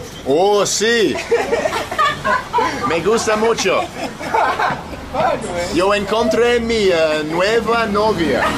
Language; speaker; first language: Spanish; non-native, learner; English